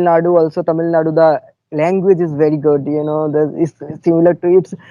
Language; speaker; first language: English; non-native, fluent; Bangla